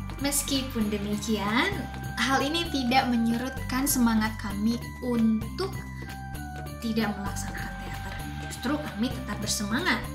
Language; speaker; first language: Indonesian; native; Indonesian